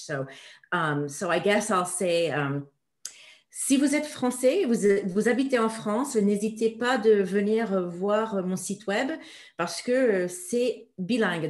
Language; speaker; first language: French; early bilingual, heritage; French